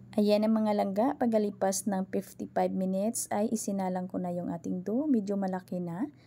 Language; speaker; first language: Filipino; non-native, local second language; Cebuano